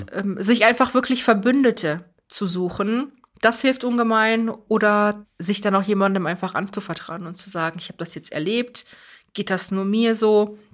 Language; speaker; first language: German; early bilingual, other home language; Persian